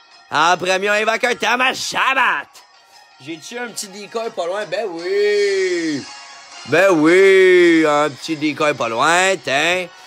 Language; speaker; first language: French; native; French